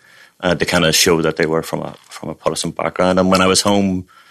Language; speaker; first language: English; native; English